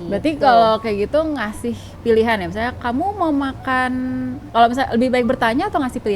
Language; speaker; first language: Indonesian; native; Indonesian